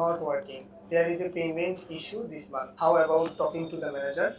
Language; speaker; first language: English; non-native, learner; Bangla